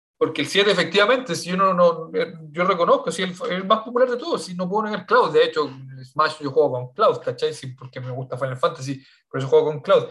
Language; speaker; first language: Spanish; native; Spanish